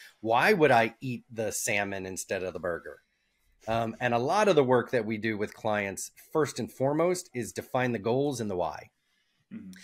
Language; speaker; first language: English; native; English